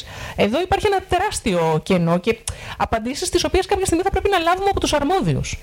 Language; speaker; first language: Greek; native; Greek